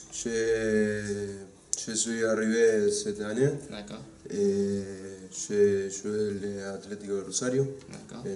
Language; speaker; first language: French; non-native, learner; Spanish